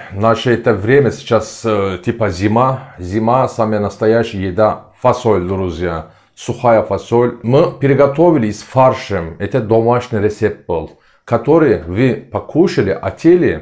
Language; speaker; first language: Russian; non-native, learner; Turkish